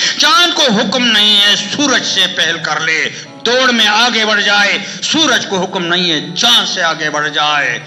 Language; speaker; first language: Urdu; non-native, local second language; Pashto